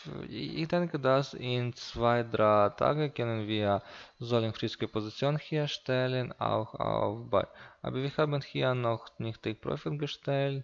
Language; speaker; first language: German; non-native, learner; Russian